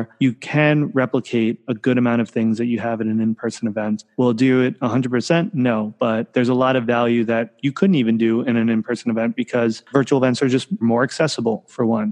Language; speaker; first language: English; native; English